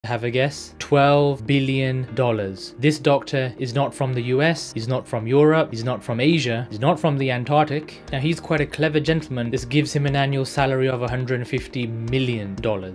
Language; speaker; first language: English; native; English